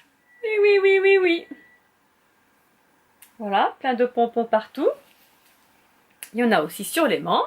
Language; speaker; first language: French; native; French